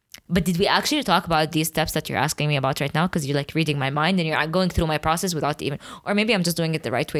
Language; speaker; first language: English; non-native, fluent; Arabic